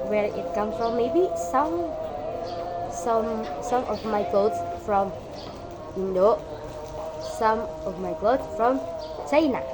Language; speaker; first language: English; non-native, learner; Indonesian